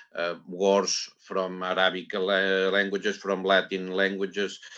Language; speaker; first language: English; non-native, learner; Catalan